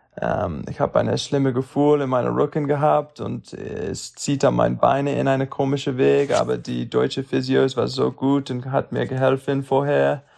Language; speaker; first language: German; non-native, learner; English